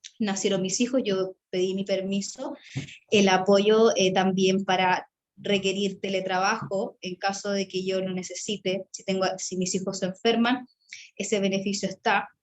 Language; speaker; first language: Spanish; native; Spanish